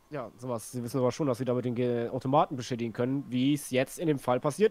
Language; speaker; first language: German; native; German